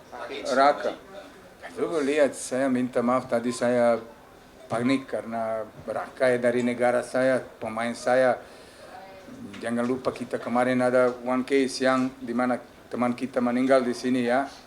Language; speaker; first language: Indonesian; non-native, fluent; Serbian